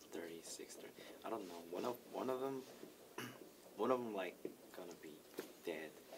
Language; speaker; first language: English; non-native, learner; Korean